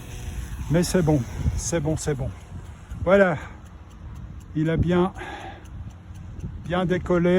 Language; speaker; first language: French; native; French